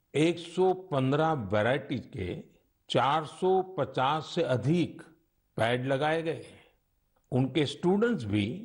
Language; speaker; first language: Hindi; non-native, local second language; Gujarati